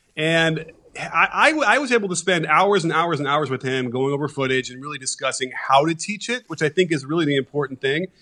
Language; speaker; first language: English; native; English